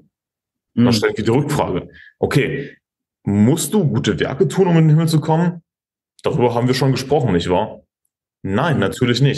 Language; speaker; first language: German; native; German